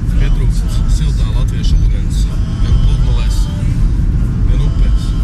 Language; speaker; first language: Latvian; native; Latvian